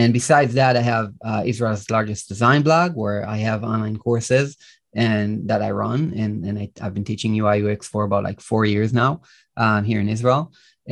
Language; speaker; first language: English; non-native, fluent; Hebrew